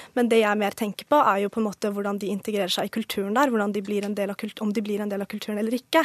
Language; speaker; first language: Norwegian; early bilingual, other home language; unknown